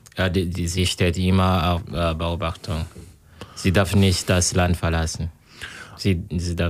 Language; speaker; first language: German; non-native, learner; Kinyarwanda